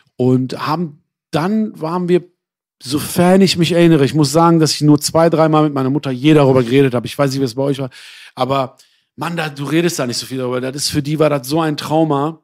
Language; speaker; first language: German; early bilingual, other home language; Persian